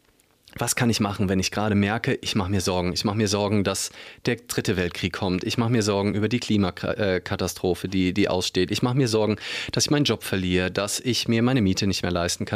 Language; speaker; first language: German; native; German